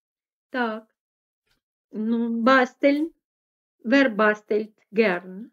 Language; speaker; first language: German; non-native, fluent; Russian